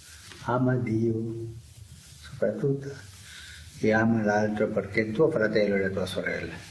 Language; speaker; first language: Italian; non-native, fluent; Spanish